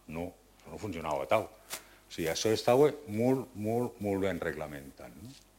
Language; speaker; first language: Catalan; non-native, local second language; Occitan